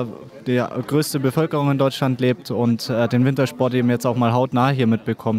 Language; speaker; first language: German; native; German